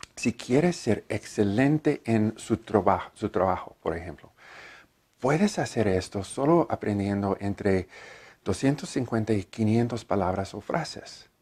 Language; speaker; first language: Spanish; non-native, learner; English